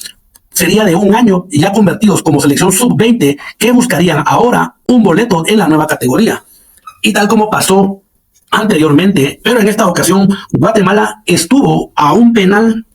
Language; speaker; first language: Spanish; native; Spanish